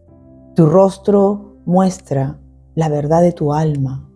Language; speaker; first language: Spanish; native; Spanish